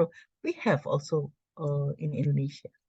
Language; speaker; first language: English; non-native, learner; Indonesian